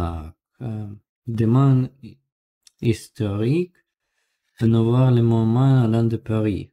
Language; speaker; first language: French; non-native, learner; Russian